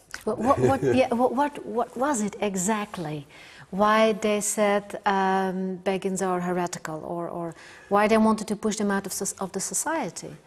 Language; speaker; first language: English; non-native, fluent; Dutch